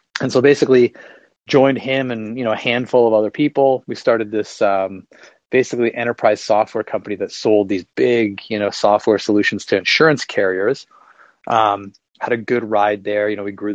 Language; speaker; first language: English; native; English